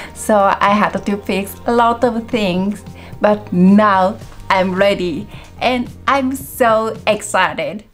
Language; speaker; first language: English; non-native, learner; Japanese